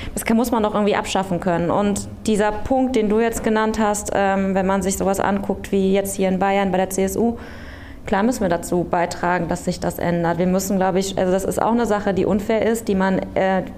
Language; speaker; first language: German; early bilingual, other home language; Korean